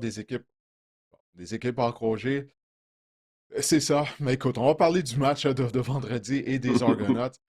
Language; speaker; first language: French; native; French